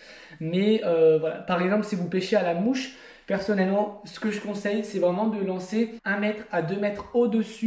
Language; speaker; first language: French; native; French